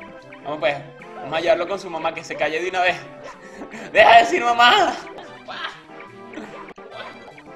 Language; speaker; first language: Spanish; native; Spanish